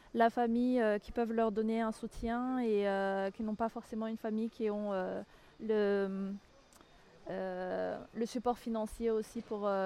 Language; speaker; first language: French; non-native, local second language; Malagasy